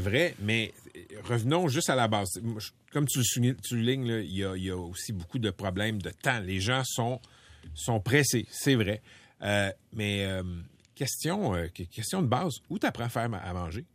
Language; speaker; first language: French; native; French